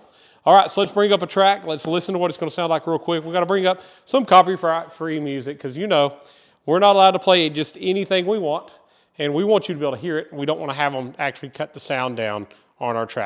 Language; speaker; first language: English; native; English